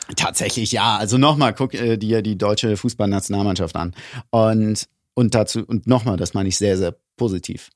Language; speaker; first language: German; early bilingual, other home language; Greek